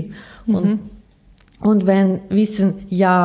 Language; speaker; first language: German; non-native, learner; Ukrainian